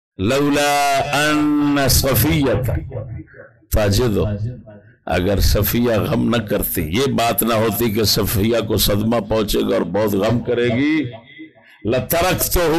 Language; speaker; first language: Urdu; non-native, local second language; Punjabi